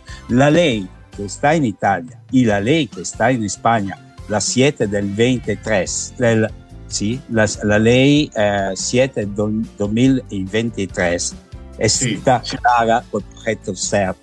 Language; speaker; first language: Spanish; non-native, learner; Italian